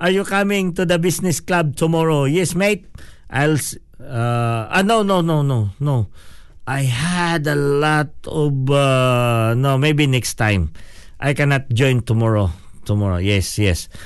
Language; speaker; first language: Filipino; non-native, local second language; Hiligaynon